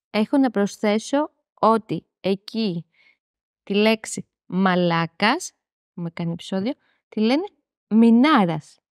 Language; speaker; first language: Greek; native; Greek